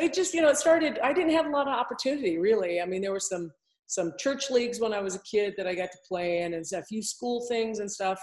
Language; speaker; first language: English; native; English